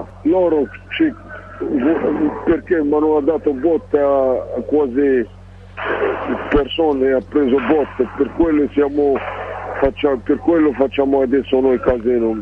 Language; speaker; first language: Italian; non-native, learner; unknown